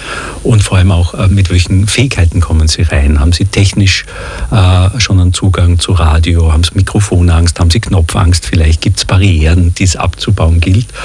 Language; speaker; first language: German; native; German